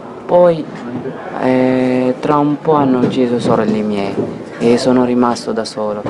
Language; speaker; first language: Italian; non-native, learner; Arabic